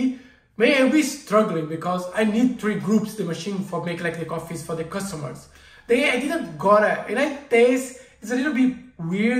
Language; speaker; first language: English; non-native, learner; Portuguese